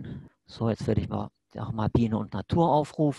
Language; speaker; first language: German; native; German